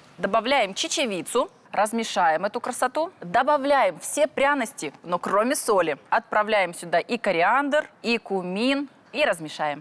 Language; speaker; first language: Russian; native; Russian